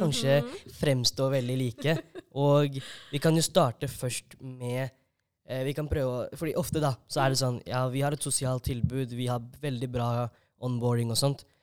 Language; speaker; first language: Norwegian; native; Norwegian